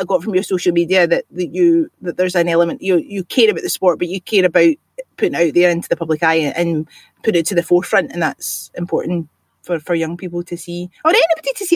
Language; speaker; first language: English; native; English